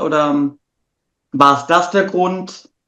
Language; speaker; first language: German; non-native, fluent; Italian